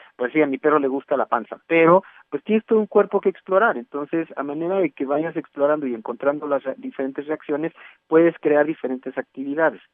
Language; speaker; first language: Spanish; native; Spanish